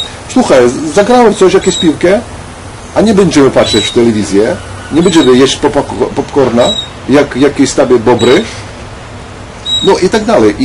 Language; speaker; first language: Polish; non-native, learner; Ukrainian